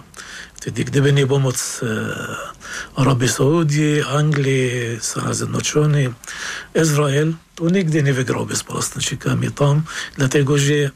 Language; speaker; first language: Polish; non-native, fluent; Arabic